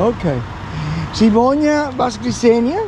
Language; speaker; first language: Russian; non-native, learner; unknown